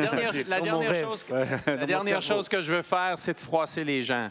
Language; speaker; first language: French; native; French